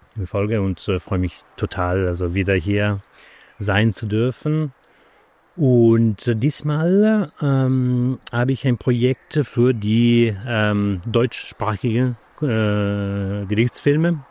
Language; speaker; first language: German; non-native, fluent; Italian